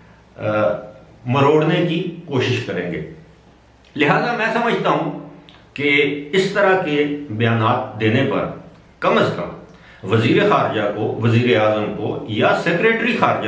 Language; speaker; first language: Urdu; native; Urdu